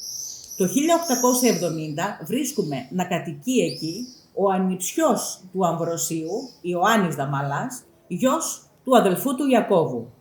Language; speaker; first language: Greek; native; Greek